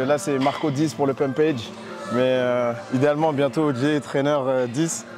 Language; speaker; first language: French; native; French